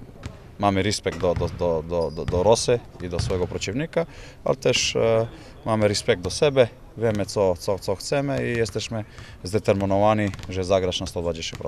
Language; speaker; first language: Polish; non-native, fluent; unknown